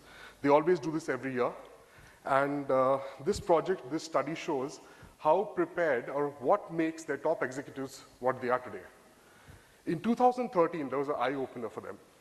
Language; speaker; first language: English; non-native, local second language; Bangla